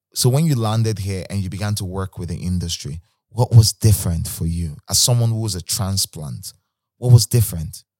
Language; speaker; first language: English; non-native, local second language; Igbo